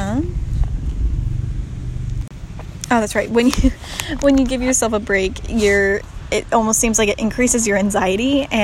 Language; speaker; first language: English; native; English